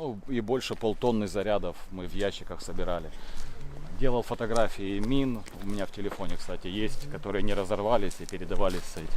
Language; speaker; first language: Russian; native; Russian